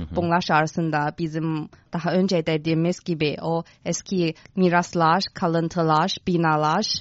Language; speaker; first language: Turkish; non-native, fluent; Chinese